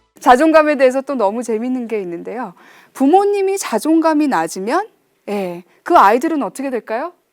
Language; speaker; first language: Korean; early bilingual, heritage; Korean